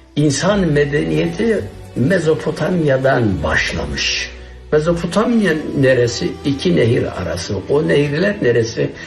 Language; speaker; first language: Turkish; non-native, local second language; Kurdish